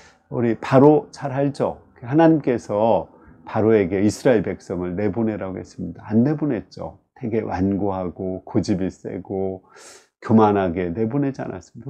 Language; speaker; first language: Korean; native; Korean